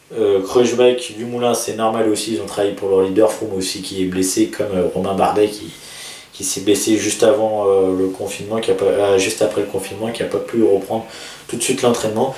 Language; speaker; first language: French; native; French